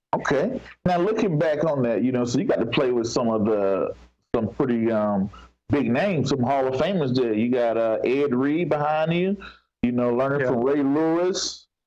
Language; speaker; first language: English; native; English